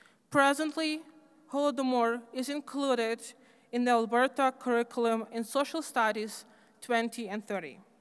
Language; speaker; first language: English; native; English